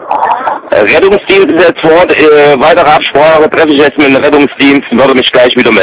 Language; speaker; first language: German; native; German